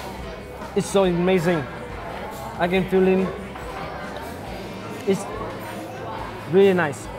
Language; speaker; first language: English; non-native, learner; Vietnamese